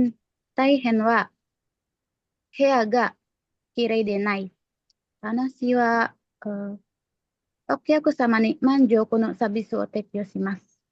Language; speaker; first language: Japanese; non-native, learner; Indonesian